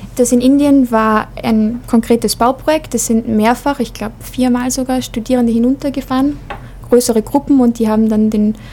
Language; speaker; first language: German; native; German